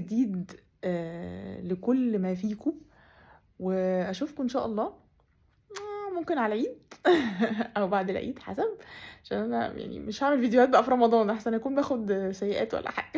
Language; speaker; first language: Arabic; native; Arabic